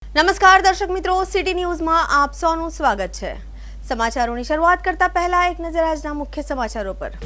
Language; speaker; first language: Gujarati; native; Gujarati